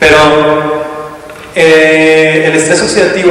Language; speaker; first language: Spanish; native; Spanish